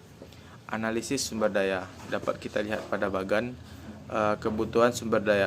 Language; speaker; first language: Indonesian; native; Indonesian